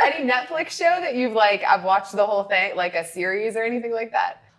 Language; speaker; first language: English; native; English